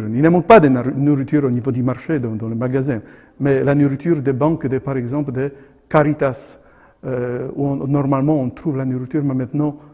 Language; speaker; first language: French; non-native, fluent; Polish